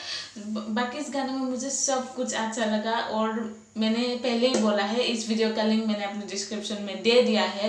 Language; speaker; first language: Hindi; non-native, local second language; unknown